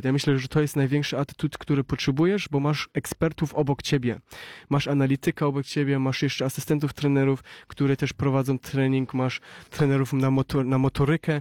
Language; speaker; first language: Polish; early bilingual, heritage; Polish